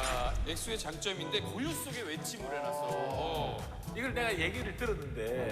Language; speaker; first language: Korean; native; Korean